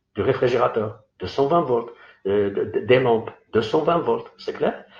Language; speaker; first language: French; non-native, local second language; Arabic